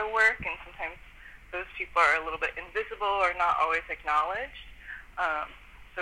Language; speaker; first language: English; native; English